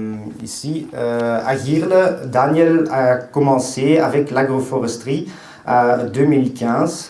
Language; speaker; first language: French; non-native, local second language; Dutch